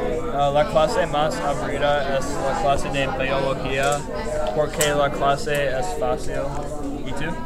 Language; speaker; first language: Spanish; non-native, learner; English